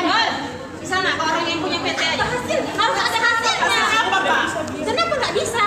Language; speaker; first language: Indonesian; native; Indonesian